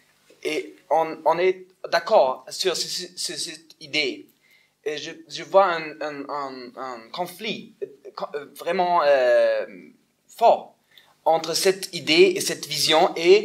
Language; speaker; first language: French; non-native, fluent; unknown